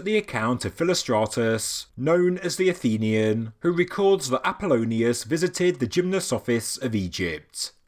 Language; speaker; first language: English; native; English